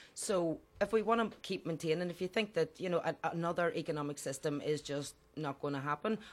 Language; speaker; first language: English; native; English